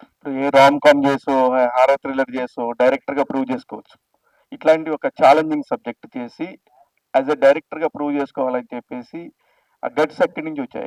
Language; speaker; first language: Telugu; native; Telugu